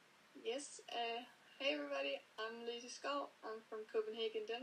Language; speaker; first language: English; non-native, fluent; Danish